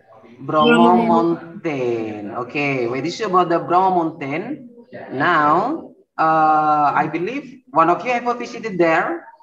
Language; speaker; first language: English; non-native, learner; Indonesian